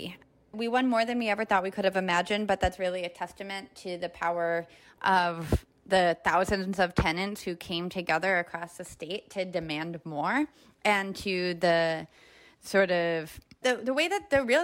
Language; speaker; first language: English; native; English